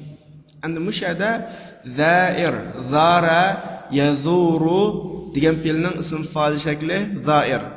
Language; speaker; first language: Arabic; non-native, fluent; Uyghur